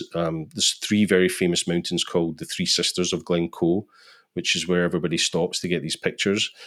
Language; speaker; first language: English; native; English